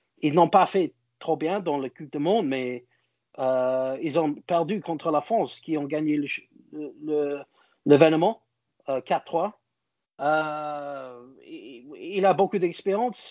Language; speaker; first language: French; non-native, learner; English